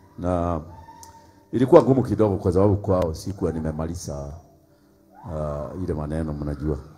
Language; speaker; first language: Swahili; non-native, local second language; Kikuyu